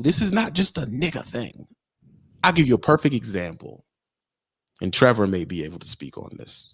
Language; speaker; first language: English; native; English